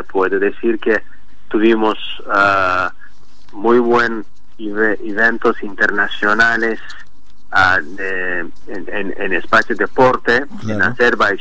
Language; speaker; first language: Spanish; non-native, learner; Azerbaijani